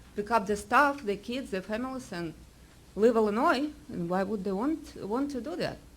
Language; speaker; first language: English; non-native, fluent; Russian